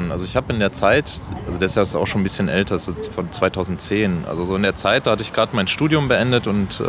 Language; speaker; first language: German; native; German